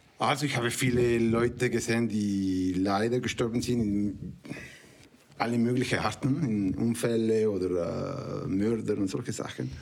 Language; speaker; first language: German; non-native, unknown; Spanish